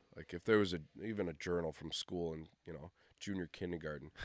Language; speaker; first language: English; native; English